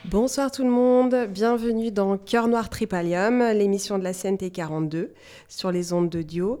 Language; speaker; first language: French; native; French